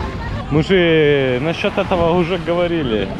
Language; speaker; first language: Russian; early bilingual, heritage; English